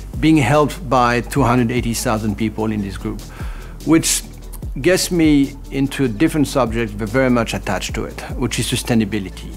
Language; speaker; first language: English; non-native, fluent; French